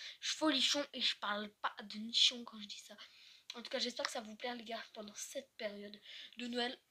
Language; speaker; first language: French; native; French